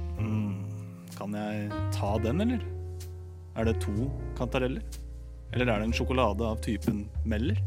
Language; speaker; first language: Norwegian; native; Norwegian